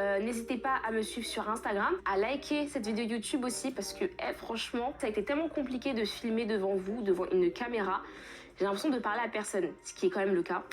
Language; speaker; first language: French; early bilingual, other home language; Fula